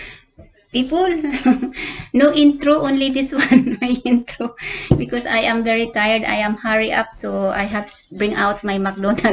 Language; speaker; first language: English; non-native, learner; Cebuano